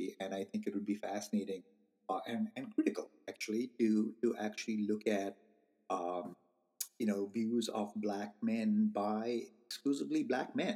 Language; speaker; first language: English; non-native, local second language; Hindi